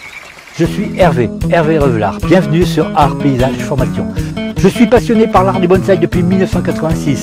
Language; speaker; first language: French; native; French